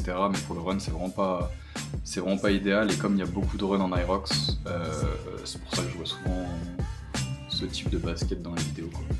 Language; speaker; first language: French; native; French